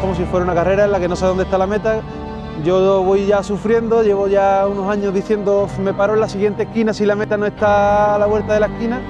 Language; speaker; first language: Spanish; native; Spanish